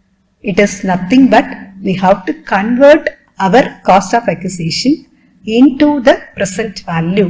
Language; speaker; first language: English; non-native, local second language; Tamil